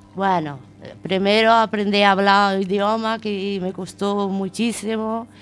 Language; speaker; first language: Spanish; non-native, learner; Portuguese